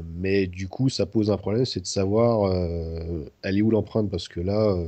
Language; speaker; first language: French; native; French